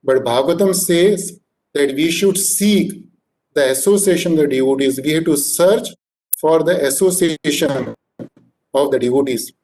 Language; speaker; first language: English; non-native, local second language; Hindi